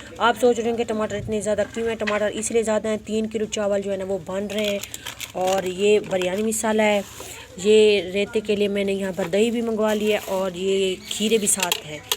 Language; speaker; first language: Urdu; non-native, local second language; Punjabi